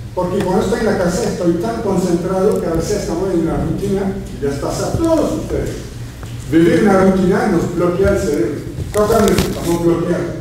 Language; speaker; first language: Spanish; non-native, fluent; English